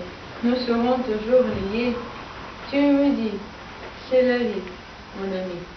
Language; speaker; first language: French; non-native, learner; Russian